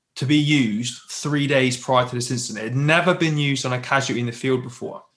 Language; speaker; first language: English; native; English